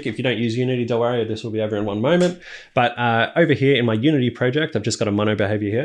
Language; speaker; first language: English; native; English